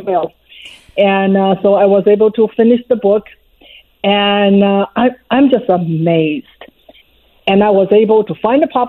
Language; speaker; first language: English; non-native, fluent; Chinese